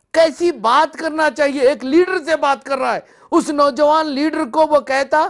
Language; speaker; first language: Hindi; non-native, local second language; Urdu